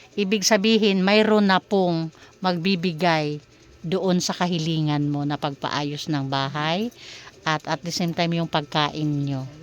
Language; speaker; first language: Filipino; non-native, local second language; Waray